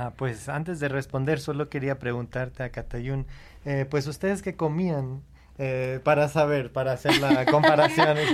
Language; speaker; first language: Spanish; early bilingual, other home language; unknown